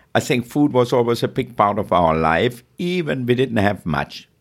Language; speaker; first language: English; non-native, fluent; German